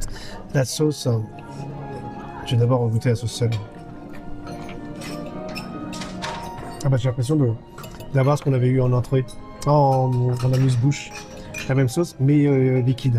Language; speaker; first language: French; native; French